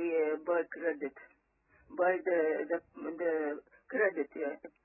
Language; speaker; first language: English; early bilingual, other home language; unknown